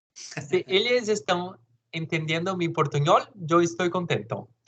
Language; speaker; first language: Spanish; non-native, learner; Portuguese